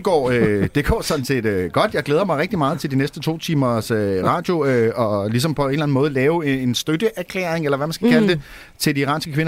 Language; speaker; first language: Danish; native; Danish